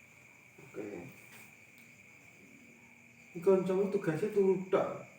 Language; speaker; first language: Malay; non-native, local second language; Javanese